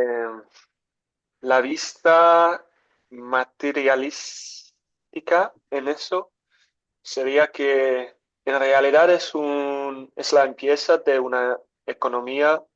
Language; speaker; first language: Spanish; non-native, learner; English